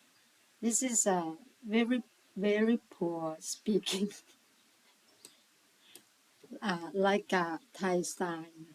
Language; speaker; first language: English; non-native, learner; Thai